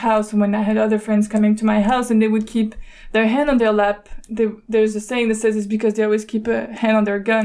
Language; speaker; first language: English; non-native, fluent; French